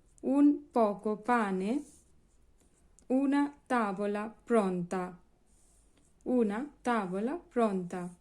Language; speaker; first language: Italian; non-native, learner; Bangla